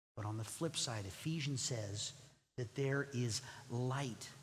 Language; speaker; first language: English; non-native, fluent; Spanish